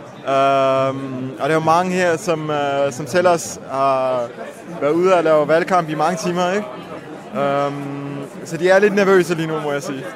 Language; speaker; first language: Danish; early bilingual, heritage; Danish